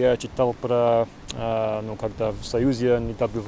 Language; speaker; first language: Russian; non-native, fluent; English